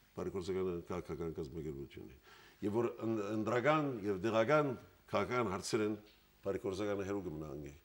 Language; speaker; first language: Armenian; early bilingual, heritage; Armenian